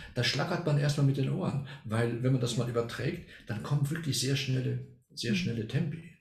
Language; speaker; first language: German; non-native, fluent; Spanish